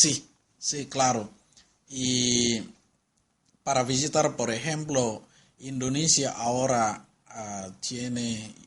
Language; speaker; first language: Spanish; non-native, learner; Indonesian